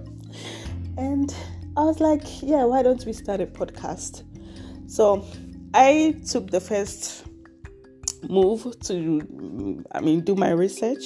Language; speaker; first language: English; non-native, local second language; Akan